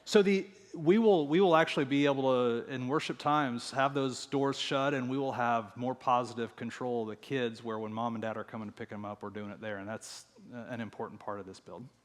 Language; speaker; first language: English; native; English